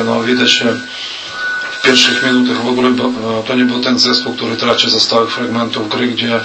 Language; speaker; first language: Polish; non-native, fluent; Russian